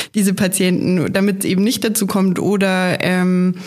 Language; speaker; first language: German; native; German